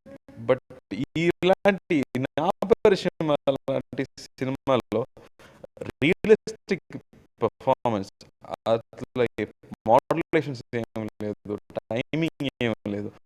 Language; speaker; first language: Telugu; non-native, learner; Tamil